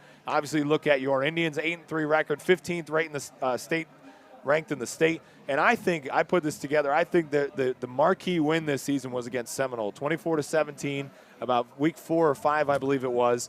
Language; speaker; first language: English; native; English